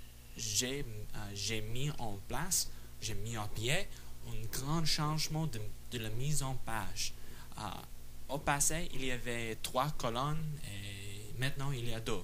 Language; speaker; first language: French; non-native, fluent; English